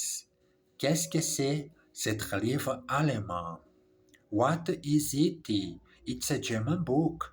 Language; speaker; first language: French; non-native, learner; English